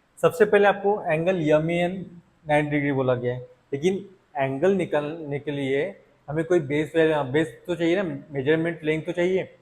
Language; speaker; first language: Hindi; non-native, local second language; Marathi